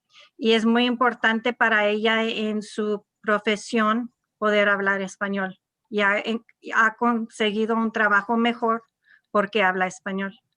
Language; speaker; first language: Spanish; non-native, local second language; English